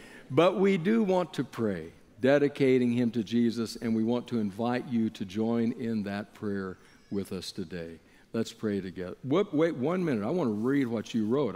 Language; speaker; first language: English; native; English